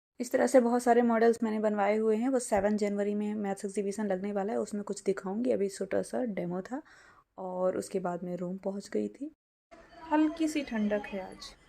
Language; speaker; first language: Hindi; native; Hindi